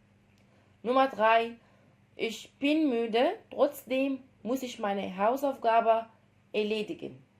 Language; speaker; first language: German; non-native, fluent; Arabic